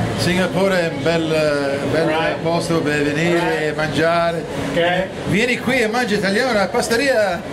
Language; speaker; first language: Italian; early bilingual, heritage; English